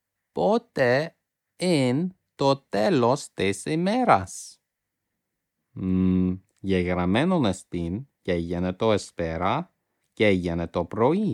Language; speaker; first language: Greek; non-native, fluent; English